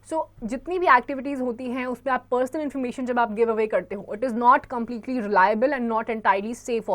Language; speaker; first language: English; non-native, local second language; Hindi